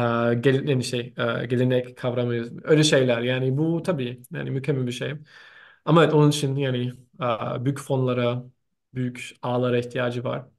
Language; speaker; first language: Turkish; non-native, learner; German